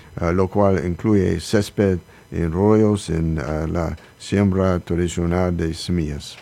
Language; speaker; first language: Spanish; non-native, learner; English